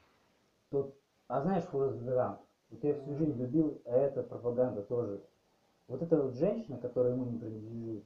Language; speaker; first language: Russian; native; Russian